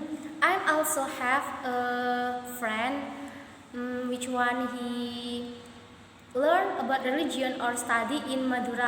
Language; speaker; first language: English; non-native, learner; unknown